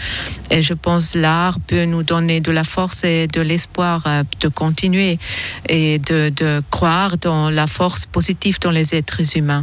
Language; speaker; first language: French; non-native, local second language; German